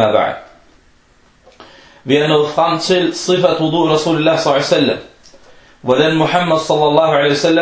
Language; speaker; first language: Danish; non-native, fluent; Arabic